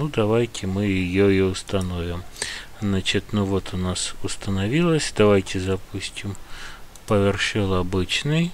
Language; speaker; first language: Russian; native; Russian